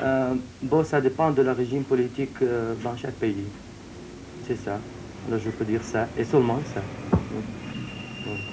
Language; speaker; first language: French; non-native, fluent; Syriac